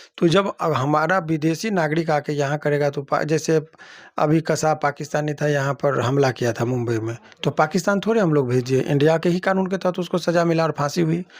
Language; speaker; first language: Hindi; native; Hindi